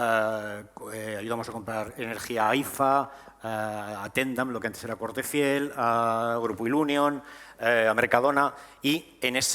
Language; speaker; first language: Spanish; native; Spanish